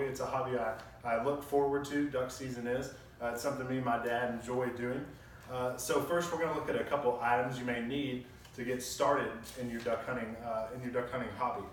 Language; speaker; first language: English; native; English